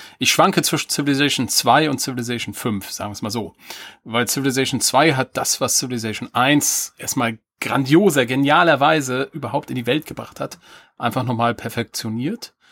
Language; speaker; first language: German; native; German